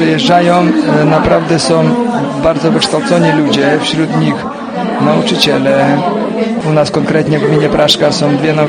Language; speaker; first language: Polish; non-native, fluent; Ukrainian